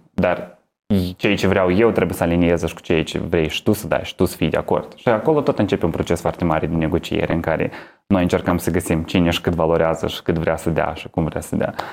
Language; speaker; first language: Romanian; native; Romanian